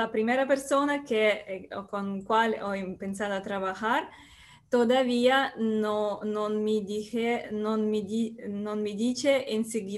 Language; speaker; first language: Spanish; non-native, learner; Russian